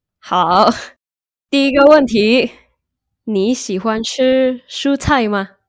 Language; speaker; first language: Chinese; non-native, learner; Indonesian